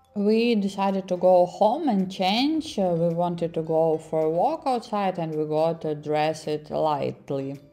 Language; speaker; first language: English; non-native, learner; Ukrainian